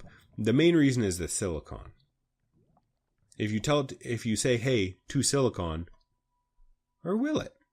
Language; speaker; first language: English; native; English